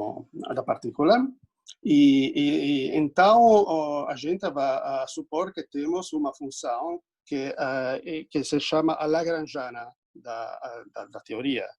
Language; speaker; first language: Portuguese; non-native, fluent; Italian